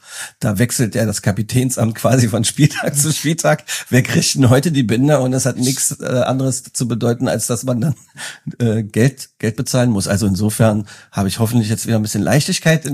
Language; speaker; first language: German; native; German